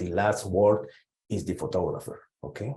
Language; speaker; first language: English; non-native, learner; Spanish